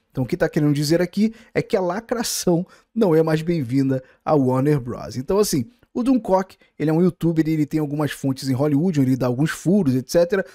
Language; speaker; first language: Portuguese; native; Portuguese